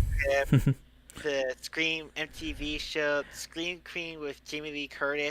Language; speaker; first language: English; native; English